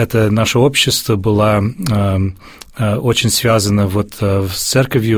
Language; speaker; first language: Russian; early bilingual, heritage; Russian